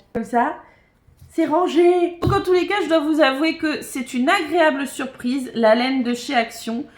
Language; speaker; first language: French; native; French